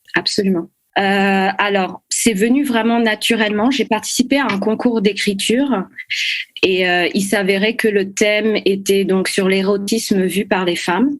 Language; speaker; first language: French; native; French